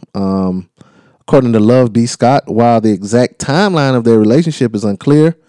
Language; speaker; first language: English; native; English